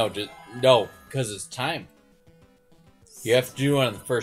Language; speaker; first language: English; native; English